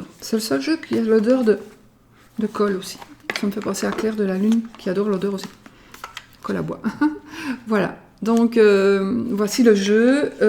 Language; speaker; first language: French; native; French